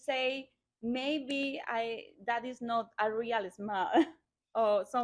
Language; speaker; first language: English; non-native, learner; Spanish